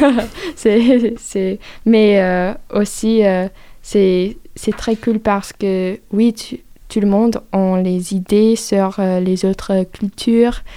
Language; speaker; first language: French; non-native, fluent; English